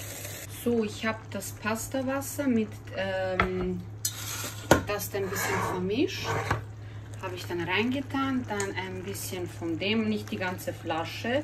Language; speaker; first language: German; early bilingual, heritage; German